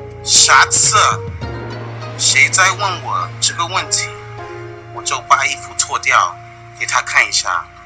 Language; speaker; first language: Chinese; non-native, fluent; English